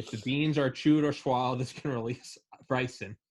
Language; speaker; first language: English; native; English